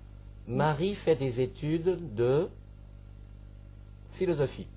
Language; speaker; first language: French; non-native, fluent; Chinese